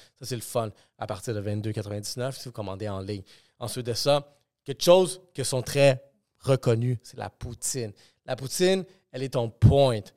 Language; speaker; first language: French; native; French